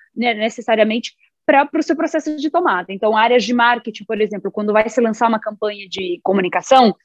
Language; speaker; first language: Portuguese; native; Portuguese